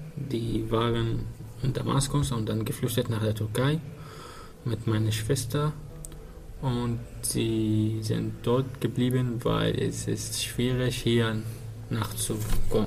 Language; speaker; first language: German; non-native, learner; Arabic